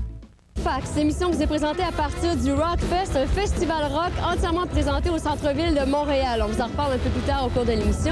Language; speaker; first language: French; native; French